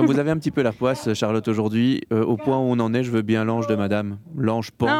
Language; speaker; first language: French; native; French